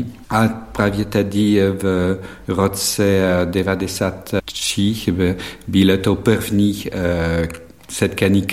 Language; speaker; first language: Czech; non-native, fluent; French